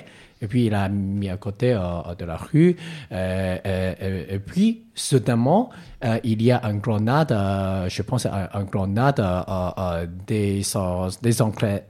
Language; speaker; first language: French; non-native, learner; Cantonese